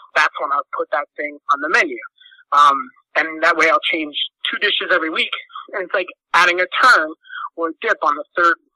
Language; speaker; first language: English; native; English